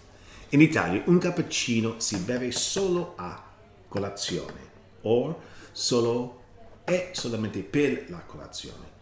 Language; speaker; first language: Italian; non-native, learner; English